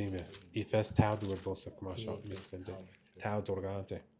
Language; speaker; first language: Mongolian; non-native, learner; English